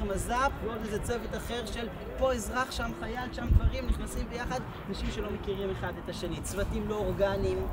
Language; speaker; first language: Hebrew; native; Hebrew